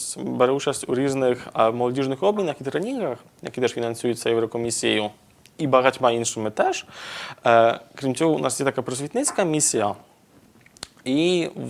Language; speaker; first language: Ukrainian; non-native, fluent; Polish